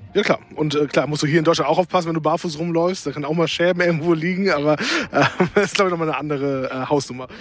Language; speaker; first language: German; native; German